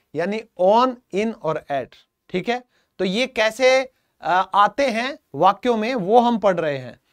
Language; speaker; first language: Hindi; native; Hindi